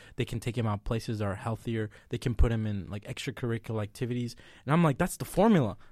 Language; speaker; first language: English; early bilingual, other home language; Spanish